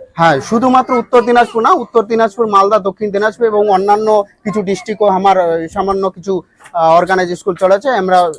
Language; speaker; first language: Bangla; non-native, local second language; Rangpuri